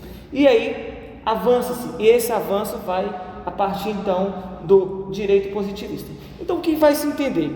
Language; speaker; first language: Portuguese; native; Portuguese